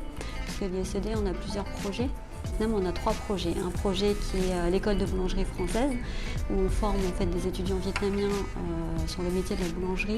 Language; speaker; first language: French; early bilingual, other home language; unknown